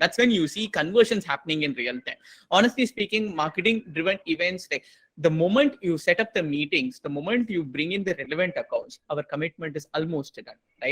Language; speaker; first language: English; non-native, local second language; Tamil